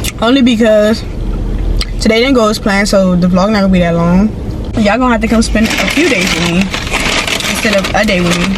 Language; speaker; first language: English; native; English